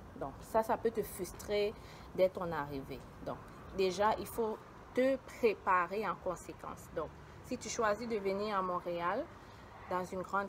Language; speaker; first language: French; native; French